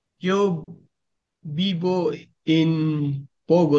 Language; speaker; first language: Spanish; non-native, learner; Filipino